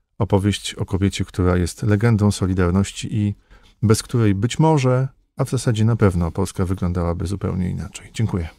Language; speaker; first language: Polish; native; Polish